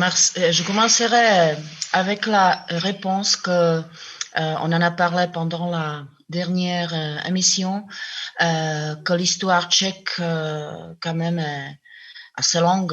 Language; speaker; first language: French; non-native, fluent; Czech